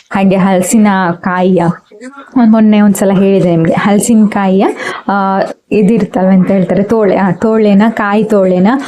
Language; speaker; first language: Kannada; native; Kannada